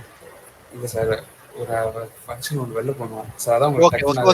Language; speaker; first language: Tamil; native; Tamil